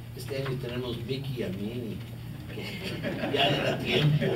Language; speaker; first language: Spanish; early bilingual, heritage; Spanish